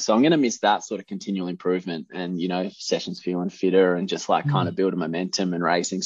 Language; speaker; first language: English; native; English